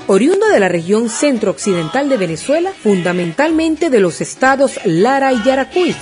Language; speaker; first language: Spanish; native; Spanish